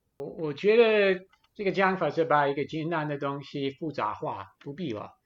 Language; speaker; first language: Chinese; non-native, fluent; English